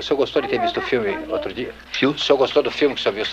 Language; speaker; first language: Portuguese; native; Portuguese